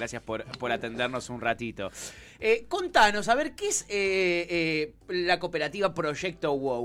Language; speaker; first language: Spanish; native; Spanish